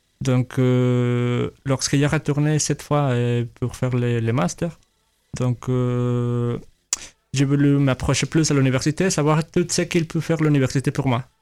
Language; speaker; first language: French; non-native, learner; Spanish